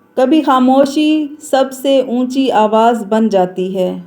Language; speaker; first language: Urdu; native; Urdu